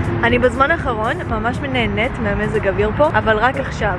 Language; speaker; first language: Hebrew; early bilingual, heritage; Hebrew